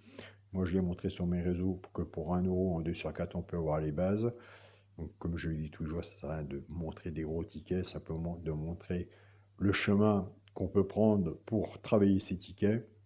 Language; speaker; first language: French; native; French